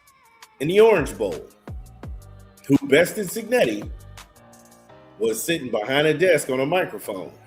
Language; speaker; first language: English; native; English